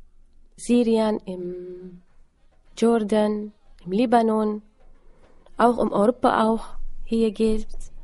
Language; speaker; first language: German; non-native, learner; Assyrian Neo-Aramaic